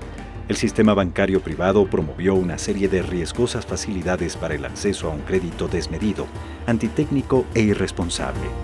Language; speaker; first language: Spanish; native; Spanish